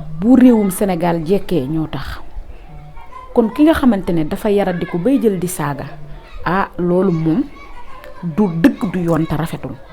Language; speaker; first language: Wolof; native; Wolof